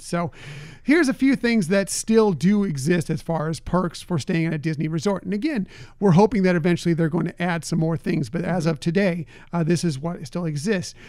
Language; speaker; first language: English; native; English